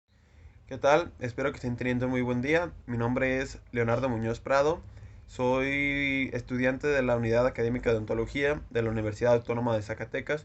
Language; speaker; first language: Spanish; native; Spanish